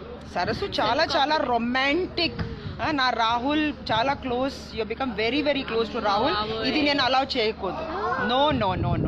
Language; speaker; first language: Telugu; non-native, learner; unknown